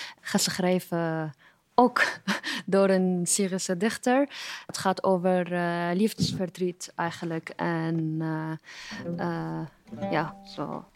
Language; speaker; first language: Dutch; non-native, fluent; Arabic